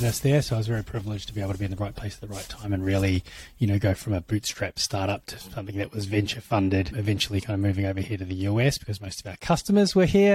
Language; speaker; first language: English; native; English